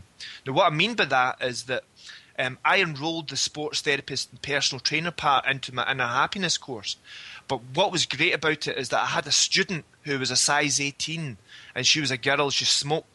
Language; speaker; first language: English; native; English